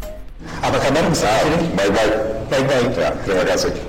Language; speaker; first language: Indonesian; non-native, learner; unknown